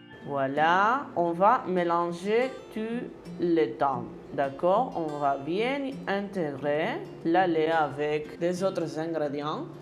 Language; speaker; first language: French; non-native, learner; Spanish